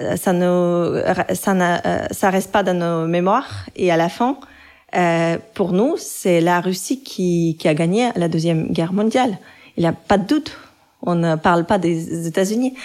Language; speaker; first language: French; non-native, fluent; Russian